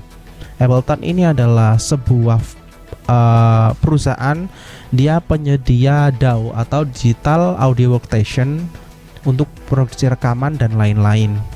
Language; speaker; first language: Indonesian; native; Indonesian